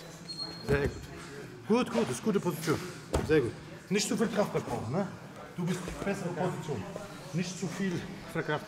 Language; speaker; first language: German; native; German